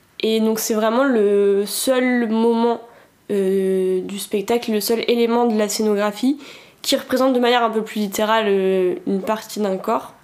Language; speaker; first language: French; native; French